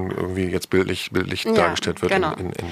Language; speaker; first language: German; native; German